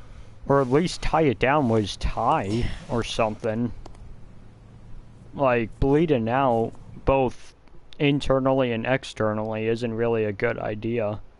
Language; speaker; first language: English; native; English